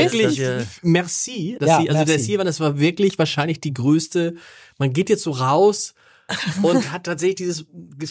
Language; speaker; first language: German; native; German